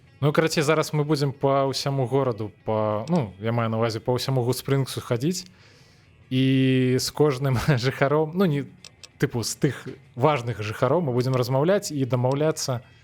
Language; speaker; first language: Belarusian; non-native, local second language; Russian